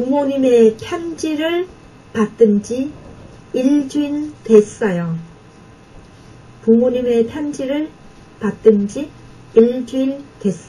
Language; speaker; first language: Korean; non-native, fluent; Vietnamese